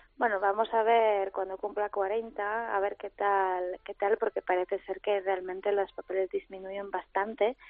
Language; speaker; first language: Spanish; non-native, fluent; Polish